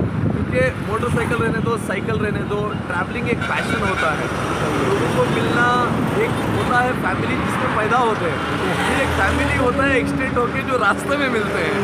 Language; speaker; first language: Hindi; non-native, local second language; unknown